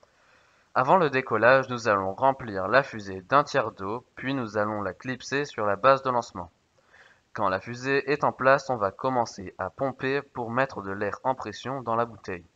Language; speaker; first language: French; native; French